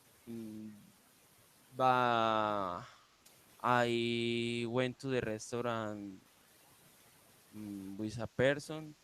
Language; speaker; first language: English; non-native, learner; Spanish